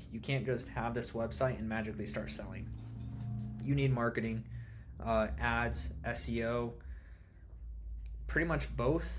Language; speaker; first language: English; native; English